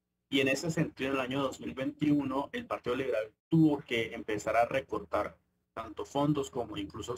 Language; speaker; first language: Spanish; native; Spanish